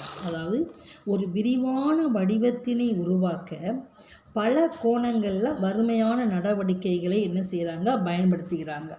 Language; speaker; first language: Tamil; native; Tamil